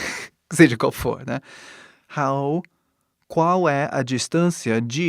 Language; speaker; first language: Portuguese; non-native, fluent; English